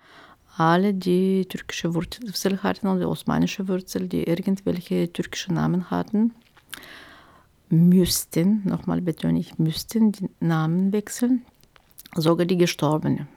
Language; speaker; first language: German; non-native, fluent; Turkish